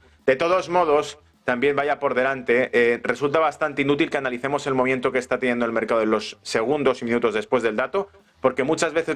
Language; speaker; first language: Spanish; native; Spanish